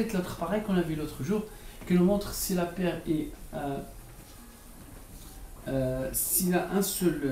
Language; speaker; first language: French; non-native, local second language; Arabic